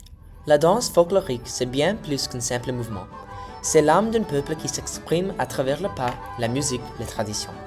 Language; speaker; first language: French; native; French